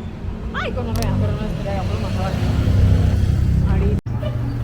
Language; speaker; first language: Spanish; native; Spanish